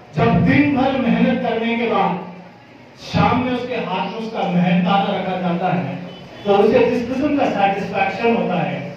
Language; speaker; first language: Urdu; native; Urdu